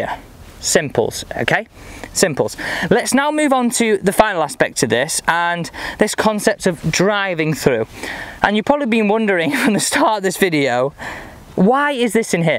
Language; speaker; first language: English; native; English